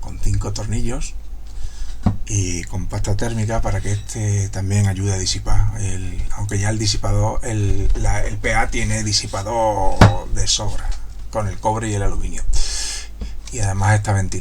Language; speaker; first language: Spanish; native; Spanish